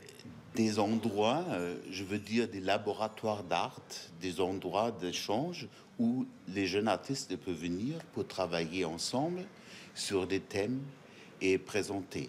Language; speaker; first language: French; non-native, fluent; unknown